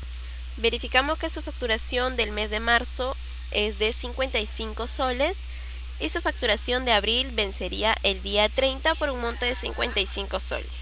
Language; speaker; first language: Spanish; native; Spanish